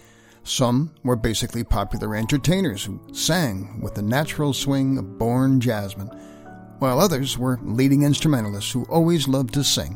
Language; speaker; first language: English; native; English